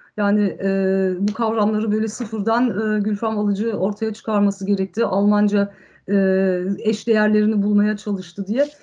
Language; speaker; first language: Turkish; early bilingual, heritage; Turkish